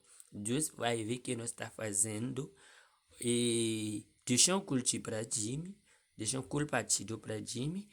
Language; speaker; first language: Portuguese; non-native, learner; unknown